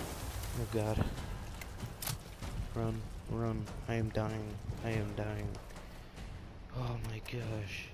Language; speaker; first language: English; native; English